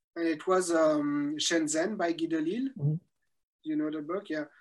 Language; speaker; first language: English; non-native, fluent; French